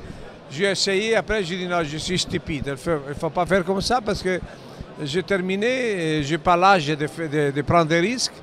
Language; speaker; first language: French; non-native, fluent; Italian